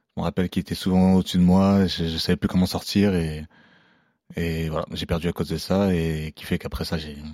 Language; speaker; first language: French; non-native, local second language; Arabic